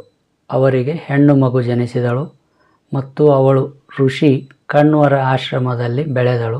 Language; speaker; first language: Kannada; native; Kannada